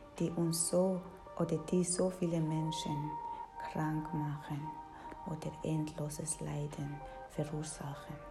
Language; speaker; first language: German; non-native, fluent; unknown